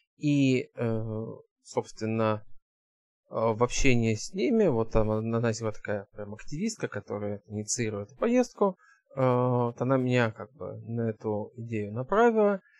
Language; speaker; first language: Russian; early bilingual, heritage; Russian